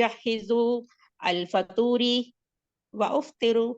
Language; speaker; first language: Arabic; non-native, learner; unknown